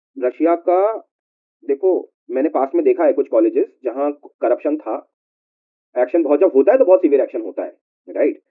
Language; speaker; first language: Hindi; native; Hindi